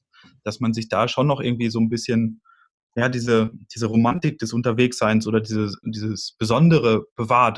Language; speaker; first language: German; native; German